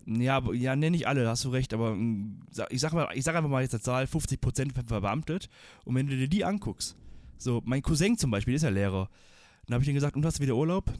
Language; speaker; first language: German; early bilingual, other home language; Turkish